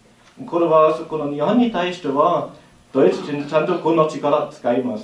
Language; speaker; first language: Japanese; non-native, learner; German